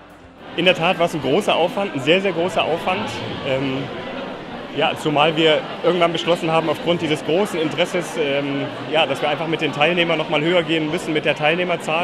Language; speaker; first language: German; native; German